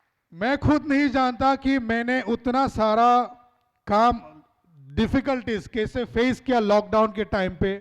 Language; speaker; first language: Hindi; non-native, local second language; Kok Borok